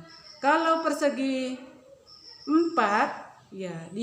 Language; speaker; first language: Indonesian; native; Indonesian